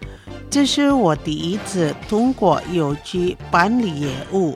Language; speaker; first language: Chinese; non-native, fluent; Indonesian